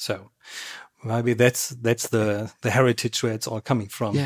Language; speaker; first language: English; non-native, fluent; German